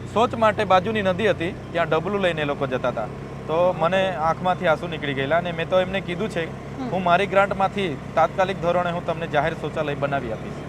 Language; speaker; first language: Gujarati; non-native, local second language; Vasavi